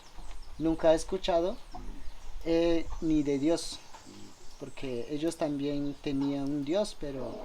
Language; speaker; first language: Spanish; non-native, local second language; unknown